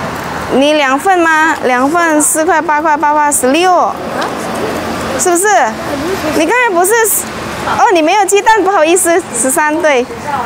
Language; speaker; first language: Chinese; non-native, fluent; Indonesian